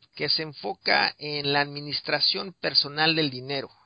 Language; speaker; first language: Spanish; native; Spanish